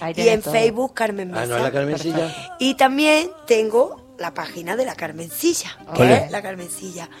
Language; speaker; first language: Spanish; native; Spanish